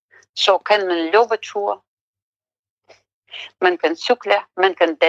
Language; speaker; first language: Danish; non-native, fluent; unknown